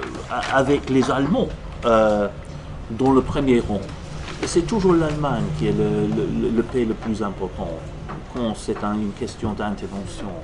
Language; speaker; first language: French; non-native, fluent; English